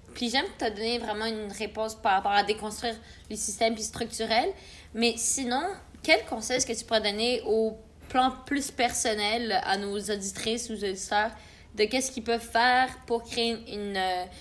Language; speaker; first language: French; native; French